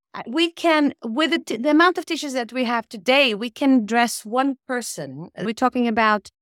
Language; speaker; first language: English; non-native, fluent; Portuguese